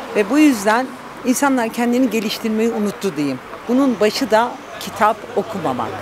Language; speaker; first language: Turkish; native; Turkish